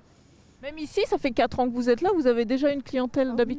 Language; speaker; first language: French; native; French